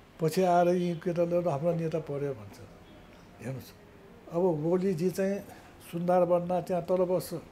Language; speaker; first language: Nepali; non-native, local second language; Newari